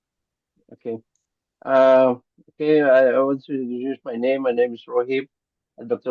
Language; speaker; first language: English; non-native, fluent; Indonesian